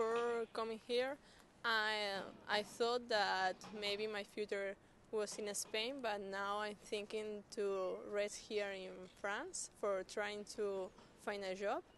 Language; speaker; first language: English; non-native, learner; Spanish